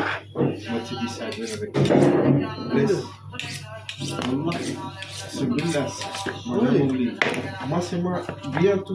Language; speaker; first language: French; non-native, learner; Arabic